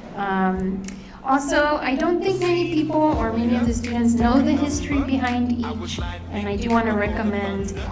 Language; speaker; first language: English; native; English